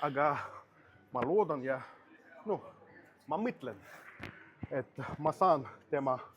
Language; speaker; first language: Estonian; non-native, local second language; Russian